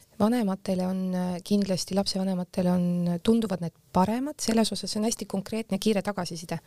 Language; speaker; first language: Estonian; native; Estonian